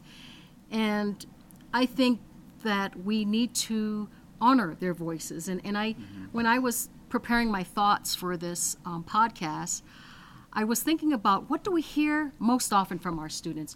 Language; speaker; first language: English; native; English